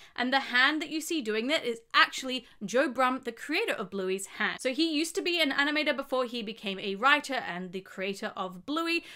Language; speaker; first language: English; native; English